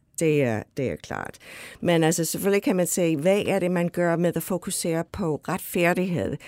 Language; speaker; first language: Danish; non-native, fluent; English